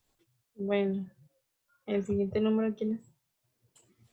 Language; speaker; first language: Spanish; native; Spanish